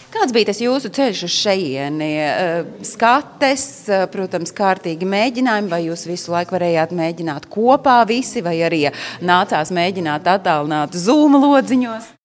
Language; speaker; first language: Latvian; native; Latvian